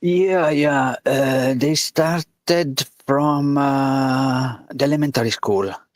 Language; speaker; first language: English; non-native, learner; Italian